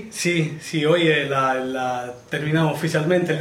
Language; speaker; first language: Spanish; non-native, learner; Italian